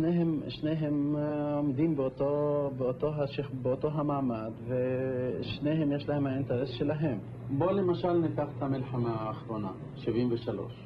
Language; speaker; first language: Hebrew; non-native, local second language; Arabic